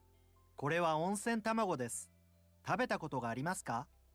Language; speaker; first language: Japanese; non-native, learner; English